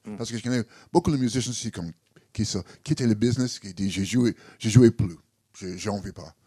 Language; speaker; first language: French; non-native, learner; English